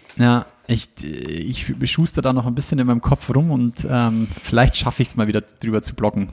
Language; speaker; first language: German; native; German